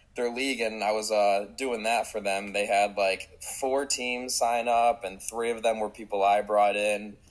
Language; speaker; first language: English; native; English